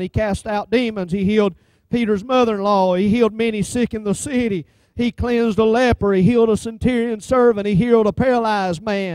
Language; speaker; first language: English; native; English